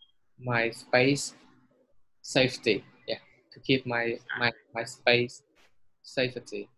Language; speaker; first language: English; non-native, learner; Vietnamese